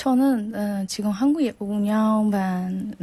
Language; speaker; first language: Korean; non-native, fluent; Burmese